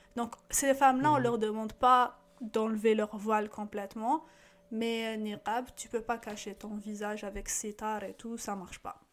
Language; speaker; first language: French; non-native, local second language; Arabic